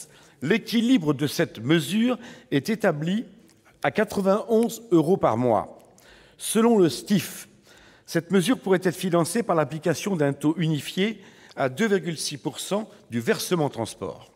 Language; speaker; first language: French; native; French